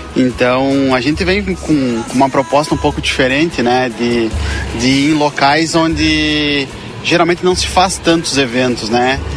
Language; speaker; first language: Portuguese; native; Portuguese